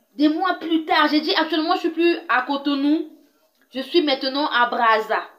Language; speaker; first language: French; non-native, local second language; Lingala